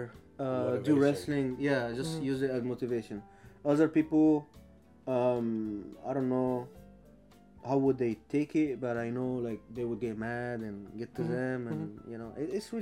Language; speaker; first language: English; non-native, fluent; Arabic